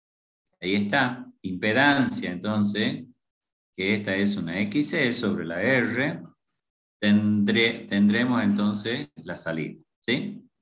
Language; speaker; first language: Spanish; native; Spanish